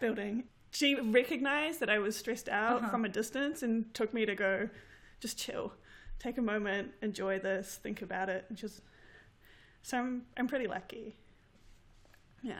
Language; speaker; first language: English; native; English